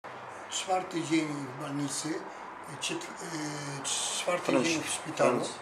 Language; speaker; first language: Polish; non-native, learner; Russian